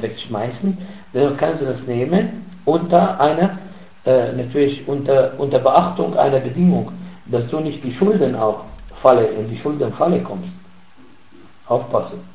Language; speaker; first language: German; non-native, fluent; Arabic